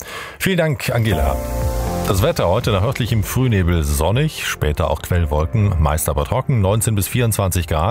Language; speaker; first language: German; native; German